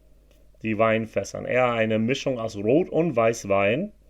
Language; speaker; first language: German; non-native, fluent; English